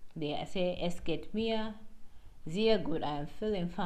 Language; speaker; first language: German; non-native, learner; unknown